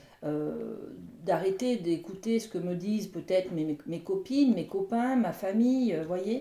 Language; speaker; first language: French; native; French